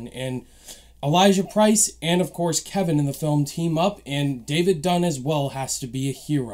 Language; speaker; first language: English; native; English